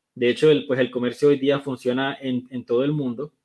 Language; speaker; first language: Spanish; native; Spanish